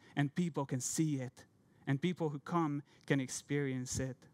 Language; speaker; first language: English; non-native, fluent; Hungarian